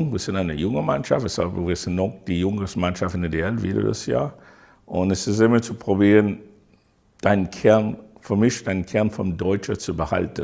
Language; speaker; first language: German; non-native, fluent; English